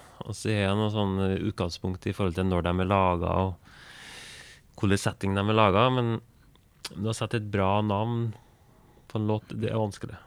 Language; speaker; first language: Norwegian; native; Norwegian